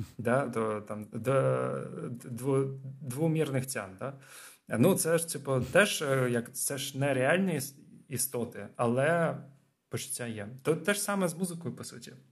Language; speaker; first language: Ukrainian; non-native, local second language; Russian